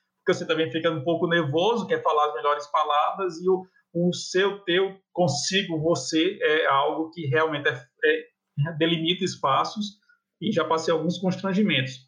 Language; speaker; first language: Portuguese; native; Portuguese